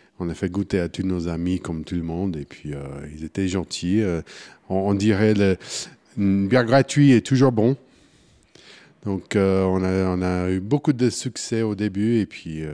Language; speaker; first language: French; non-native, fluent; English